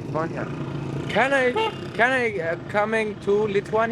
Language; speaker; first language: English; non-native, learner; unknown